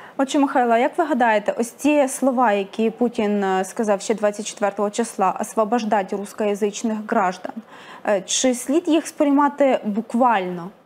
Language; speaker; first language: Ukrainian; native; Ukrainian